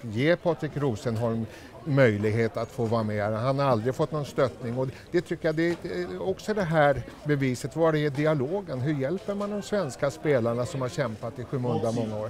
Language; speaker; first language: Swedish; native; Swedish